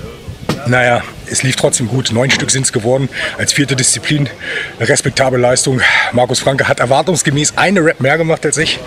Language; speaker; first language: German; native; German